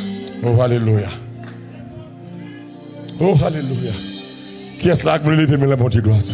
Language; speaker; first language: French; non-native, local second language; Haitian Creole